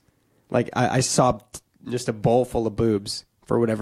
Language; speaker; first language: English; native; English